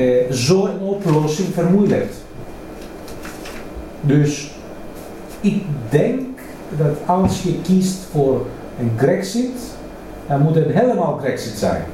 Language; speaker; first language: Dutch; non-native, fluent; Greek